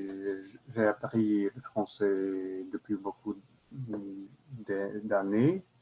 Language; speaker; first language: French; non-native, learner; Russian